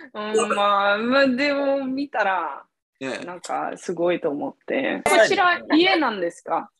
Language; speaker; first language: Japanese; non-native, fluent; Italian